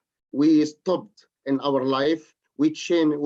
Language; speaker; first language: English; non-native, learner; Arabic